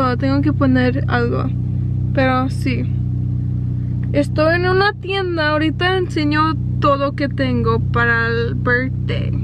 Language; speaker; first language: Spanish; early bilingual, other home language; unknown